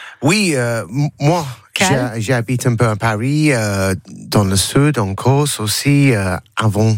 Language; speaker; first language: French; non-native, learner; English